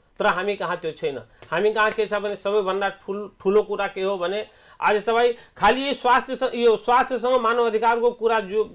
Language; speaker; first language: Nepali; non-native, local second language; Awadhi